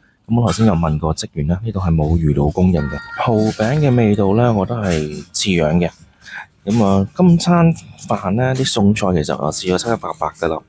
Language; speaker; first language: Cantonese; native; Cantonese